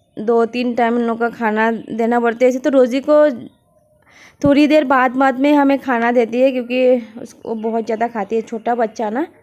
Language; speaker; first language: Hindi; non-native, local second language; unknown